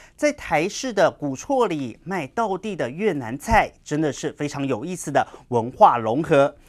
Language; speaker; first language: Chinese; native; Chinese